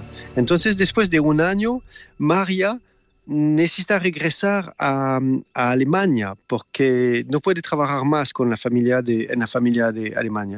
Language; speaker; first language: Spanish; non-native, fluent; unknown